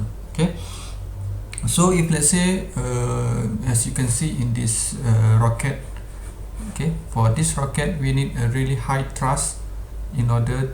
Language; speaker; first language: English; non-native, local second language; Malay